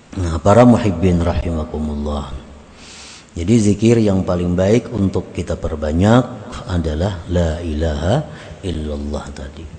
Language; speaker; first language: Indonesian; non-native, local second language; Banjar